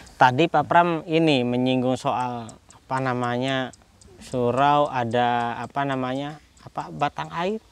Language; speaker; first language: Indonesian; non-native, local second language; Sundanese